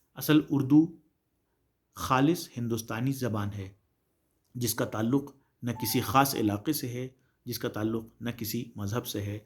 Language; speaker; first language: Urdu; native; Urdu